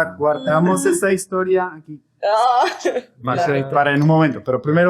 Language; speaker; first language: Spanish; non-native, fluent; English